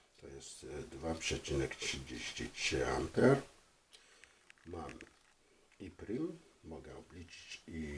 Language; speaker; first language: Polish; non-native, fluent; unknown